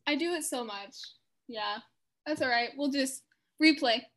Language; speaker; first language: English; native; English